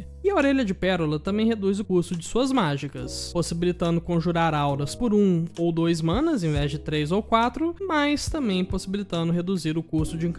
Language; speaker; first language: Portuguese; native; Portuguese